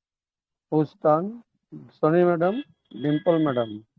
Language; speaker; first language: English; non-native, learner; Hindi